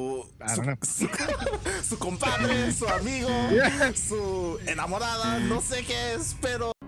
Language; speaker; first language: Spanish; non-native, learner; English